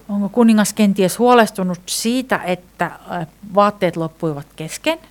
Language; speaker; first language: Finnish; native; Finnish